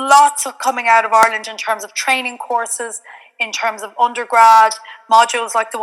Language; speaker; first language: English; native; English